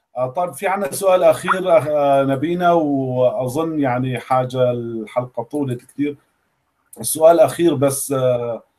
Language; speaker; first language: Arabic; native; Arabic